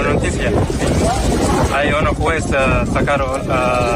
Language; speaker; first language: Spanish; non-native, learner; Arabic